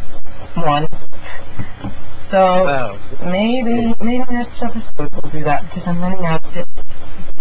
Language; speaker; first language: English; native; English